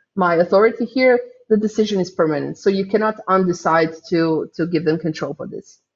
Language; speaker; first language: English; non-native, fluent; Croatian